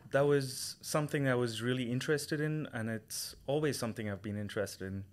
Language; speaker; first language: English; non-native, local second language; Tamil